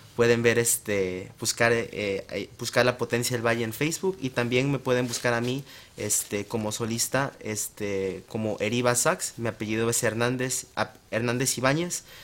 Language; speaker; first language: Spanish; native; Spanish